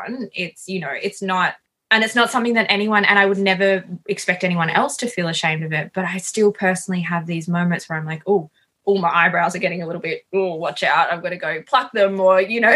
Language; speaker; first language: English; native; English